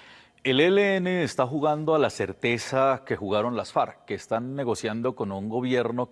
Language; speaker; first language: Spanish; native; Spanish